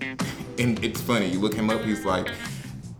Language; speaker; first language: English; native; English